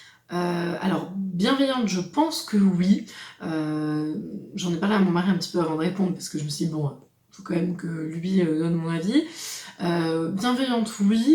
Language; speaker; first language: French; native; French